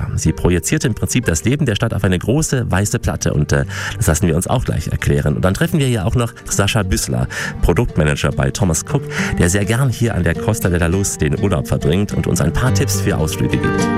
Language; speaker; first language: German; native; German